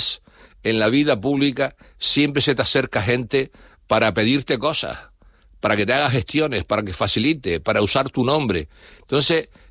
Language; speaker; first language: Spanish; native; Spanish